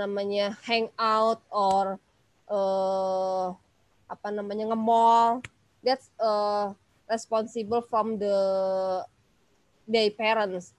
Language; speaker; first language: English; non-native, learner; Indonesian